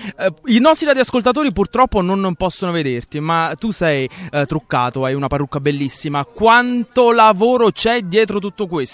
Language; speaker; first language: Italian; native; Italian